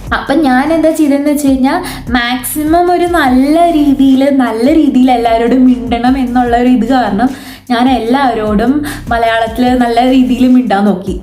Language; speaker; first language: Malayalam; early bilingual, heritage; Malayalam